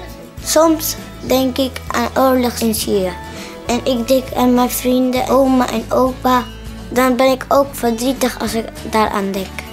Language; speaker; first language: Dutch; non-native, learner; Arabic